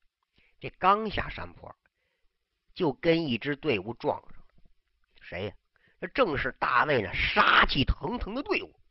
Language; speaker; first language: Chinese; native; Chinese